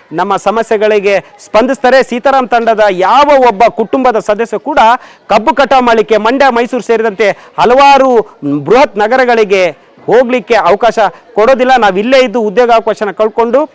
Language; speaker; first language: Kannada; non-native, local second language; Lambadi